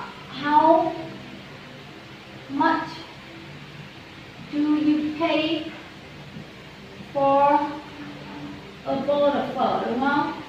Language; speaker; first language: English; non-native, learner; Vietnamese